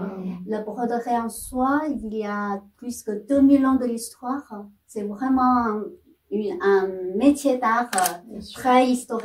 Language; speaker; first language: French; non-native, fluent; Chinese